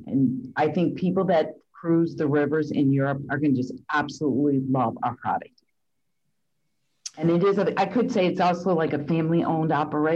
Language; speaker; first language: English; native; English